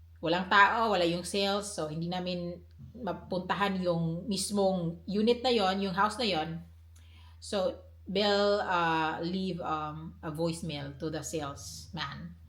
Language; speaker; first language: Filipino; non-native, local second language; Cebuano